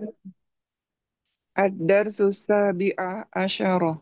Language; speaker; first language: Arabic; non-native, learner; Indonesian